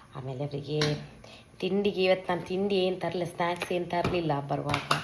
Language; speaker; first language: Kannada; non-native, local second language; Tulu